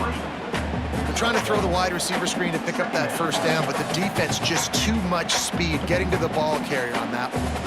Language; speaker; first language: English; native; English